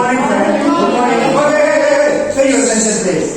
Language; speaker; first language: English; non-native, learner; Indonesian